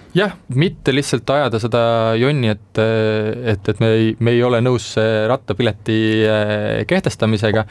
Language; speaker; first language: Estonian; native; Estonian